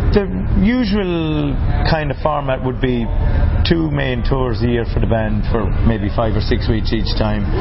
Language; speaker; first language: English; native; English